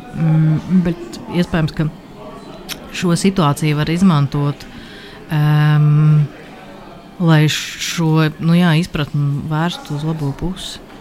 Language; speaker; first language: Latvian; native; Latvian